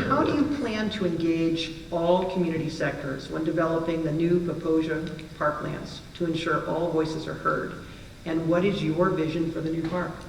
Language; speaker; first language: English; native; English